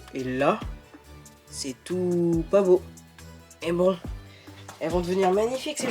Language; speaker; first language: French; native; French